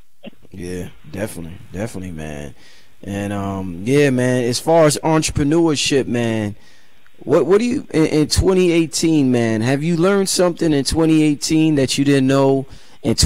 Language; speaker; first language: English; native; English